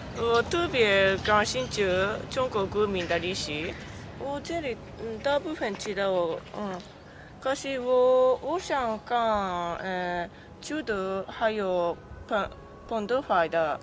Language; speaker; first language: Chinese; non-native, learner; Japanese